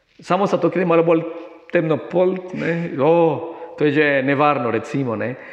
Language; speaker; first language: Slovenian; non-native, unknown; Spanish